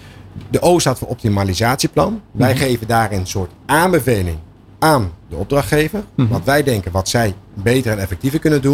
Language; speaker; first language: Dutch; native; Dutch